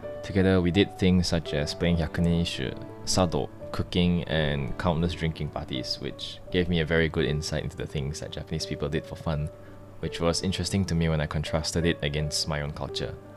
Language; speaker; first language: English; non-native, local second language; Chinese